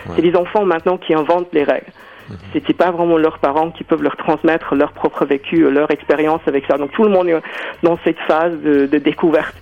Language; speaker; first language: French; non-native, fluent; Afrikaans